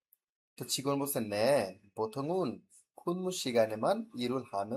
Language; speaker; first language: Korean; non-native, learner; Bangla